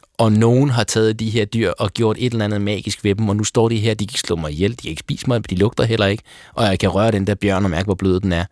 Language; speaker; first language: Danish; early bilingual, other home language; Persian